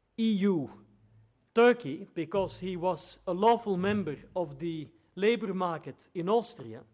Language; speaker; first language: English; non-native, fluent; Dutch